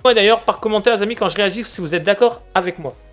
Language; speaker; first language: French; native; French